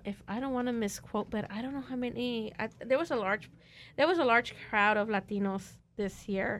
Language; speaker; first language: English; early bilingual, other home language; Spanish